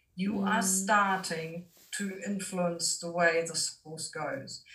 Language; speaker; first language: English; non-native, fluent; German